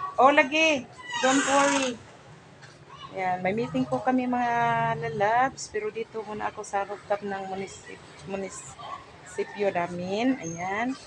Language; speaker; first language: Filipino; non-native, local second language; Cebuano